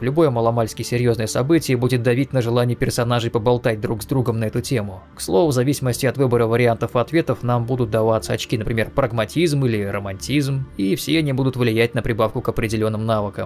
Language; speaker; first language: Russian; native; Russian